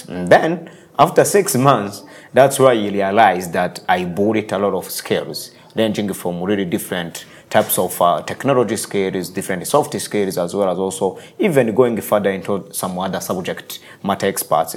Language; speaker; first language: English; non-native, local second language; Kinyarwanda